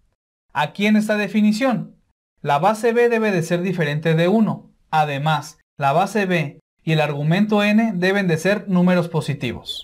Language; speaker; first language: Spanish; native; Spanish